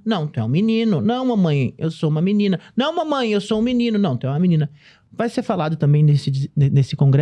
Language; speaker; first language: Portuguese; native; Portuguese